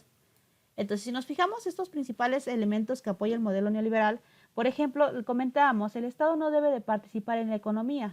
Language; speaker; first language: Spanish; native; Spanish